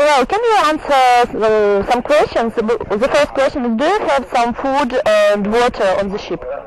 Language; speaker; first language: English; non-native, learner; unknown